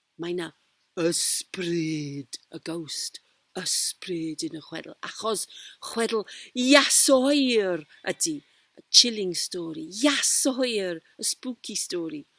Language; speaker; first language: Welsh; non-native, local second language; English